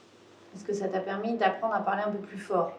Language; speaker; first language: French; native; French